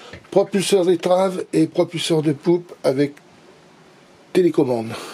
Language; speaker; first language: French; native; French